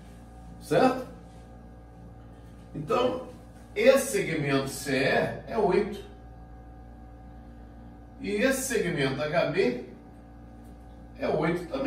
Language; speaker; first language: Portuguese; native; Portuguese